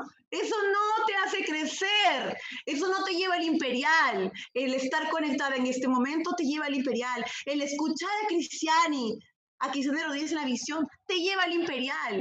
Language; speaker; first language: Spanish; native; Spanish